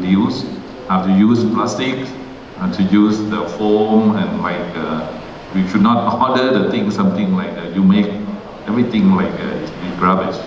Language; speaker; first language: English; non-native, learner; Thai